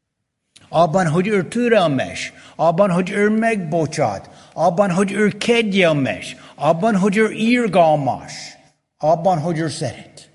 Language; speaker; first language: Hungarian; early bilingual, heritage; Hungarian